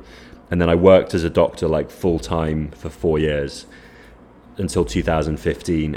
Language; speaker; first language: English; native; English